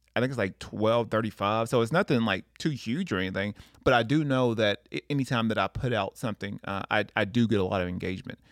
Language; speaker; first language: English; native; English